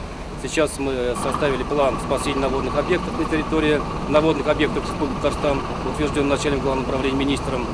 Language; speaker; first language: Russian; native; Russian